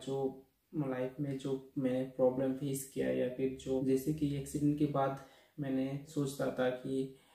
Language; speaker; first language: Hindi; non-native, local second language; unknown